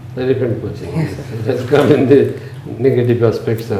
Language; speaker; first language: English; non-native, local second language; Odia